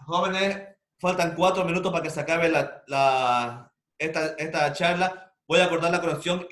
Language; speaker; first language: Spanish; native; Spanish